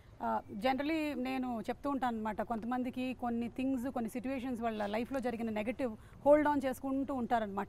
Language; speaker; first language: Telugu; native; Telugu